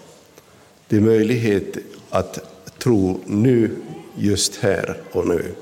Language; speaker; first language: Swedish; non-native, local second language; Finnish